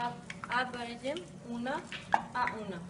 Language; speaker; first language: Catalan; non-native, learner; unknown